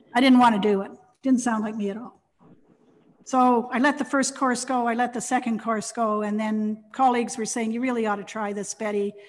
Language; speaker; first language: English; native; English